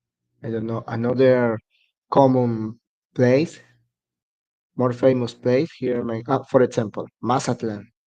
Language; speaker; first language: English; non-native, learner; Spanish